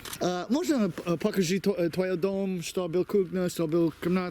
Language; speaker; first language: Russian; non-native, learner; English